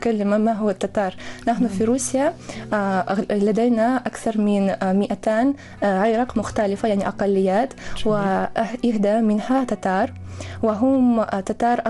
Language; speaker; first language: Arabic; non-native, fluent; Russian